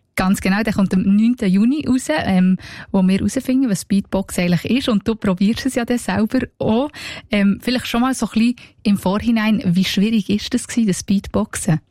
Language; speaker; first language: German; native; German